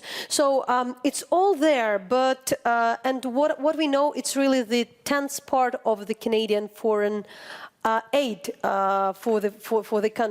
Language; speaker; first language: English; non-native, fluent; Ukrainian